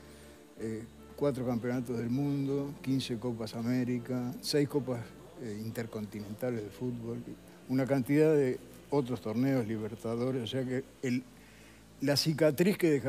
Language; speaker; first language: Spanish; native; Spanish